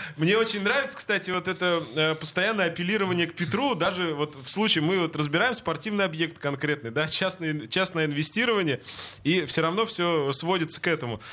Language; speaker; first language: Russian; native; Russian